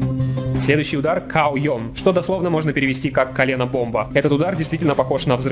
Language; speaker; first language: Russian; native; Russian